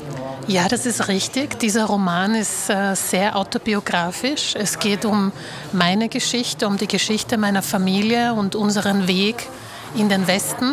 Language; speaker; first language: German; early bilingual, other home language; Slovak